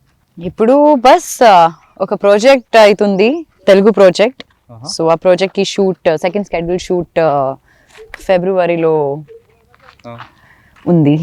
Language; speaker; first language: Telugu; non-native, learner; Gujarati